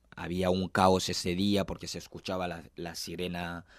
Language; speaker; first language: Spanish; non-native, fluent; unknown